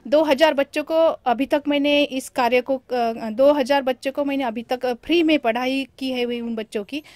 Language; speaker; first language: Hindi; non-native, local second language; Marathi